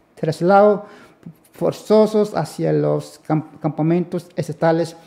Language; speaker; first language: Spanish; non-native, local second language; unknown